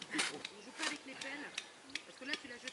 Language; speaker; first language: French; native; French